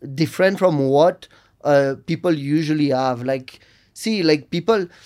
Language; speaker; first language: English; non-native, fluent; French